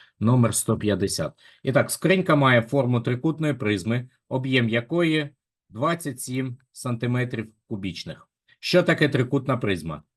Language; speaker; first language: Ukrainian; native; Ukrainian